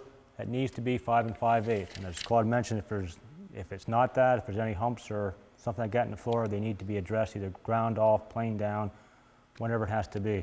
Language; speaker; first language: English; native; English